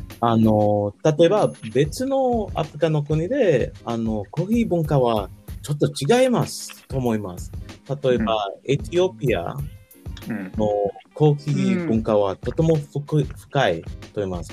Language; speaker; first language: Japanese; non-native, learner; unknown